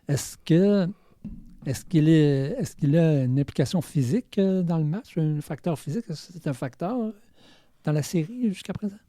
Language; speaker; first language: French; native; French